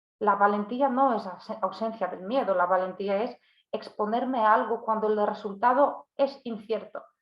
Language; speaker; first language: Spanish; non-native, fluent; Polish